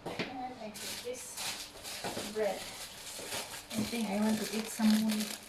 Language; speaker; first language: English; non-native, learner; Cebuano